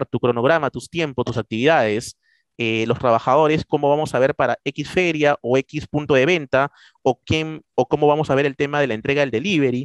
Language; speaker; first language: Spanish; native; Spanish